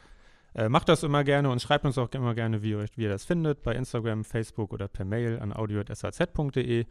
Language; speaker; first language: German; native; German